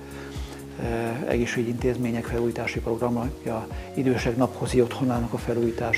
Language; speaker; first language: Hungarian; native; Hungarian